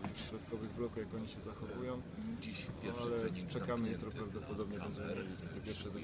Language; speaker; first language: Polish; native; Polish